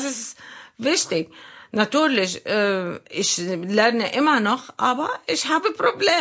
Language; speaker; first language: German; non-native, learner; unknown